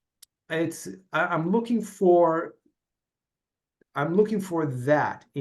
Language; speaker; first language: English; non-native, fluent; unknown